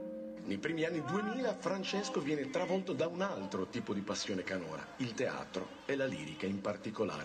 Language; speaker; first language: Italian; native; Italian